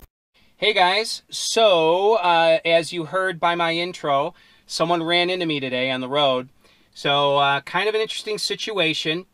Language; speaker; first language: English; native; English